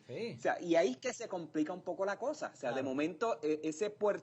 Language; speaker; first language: Spanish; native; Spanish